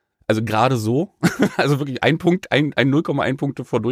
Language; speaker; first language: German; native; German